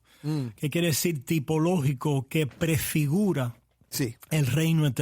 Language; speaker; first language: Spanish; native; Spanish